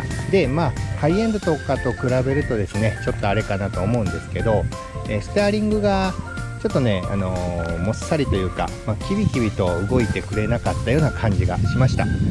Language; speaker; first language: Japanese; native; Japanese